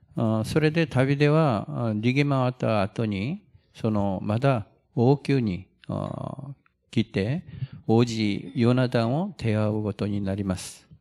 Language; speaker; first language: Japanese; non-native, fluent; Korean